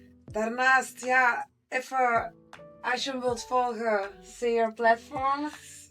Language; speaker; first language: Dutch; native; Dutch